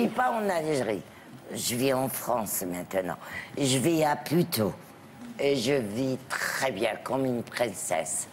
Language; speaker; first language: French; non-native, local second language; Arabic